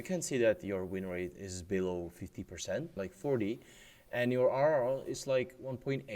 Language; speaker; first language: English; non-native, fluent; Czech